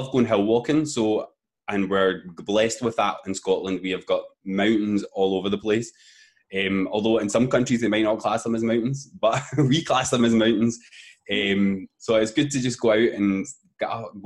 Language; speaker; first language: English; native; English